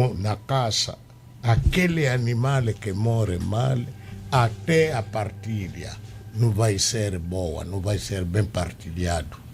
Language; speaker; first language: Portuguese; non-native, local second language; Kongo